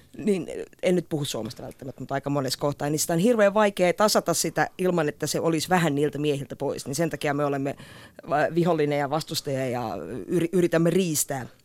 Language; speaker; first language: Finnish; native; Finnish